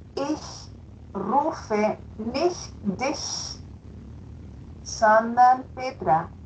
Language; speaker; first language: German; non-native, fluent; Spanish